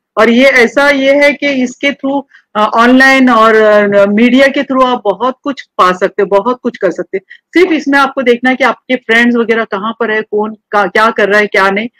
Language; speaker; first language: Hindi; native; Hindi